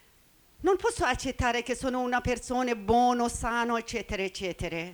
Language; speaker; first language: Italian; non-native, learner; Persian